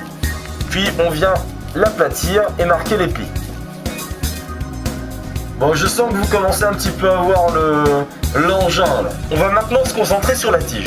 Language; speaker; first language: French; native; French